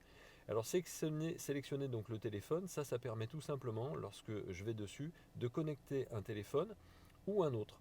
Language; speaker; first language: French; native; French